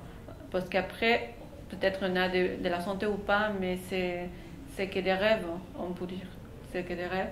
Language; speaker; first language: French; non-native, fluent; Spanish